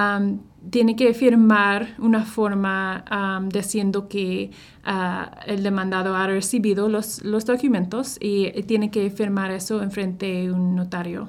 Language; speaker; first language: Spanish; non-native, fluent; English